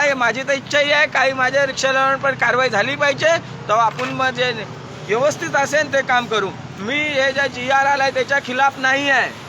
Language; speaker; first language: Marathi; non-native, local second language; Hindi